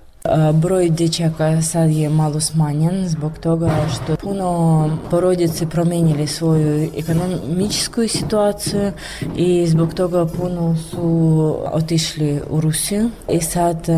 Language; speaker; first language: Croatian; non-native, learner; Russian